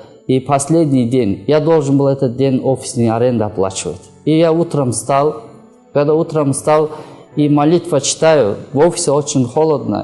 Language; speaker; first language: Russian; non-native, learner; Kyrgyz